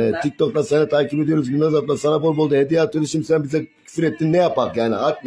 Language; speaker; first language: Turkish; native; Turkish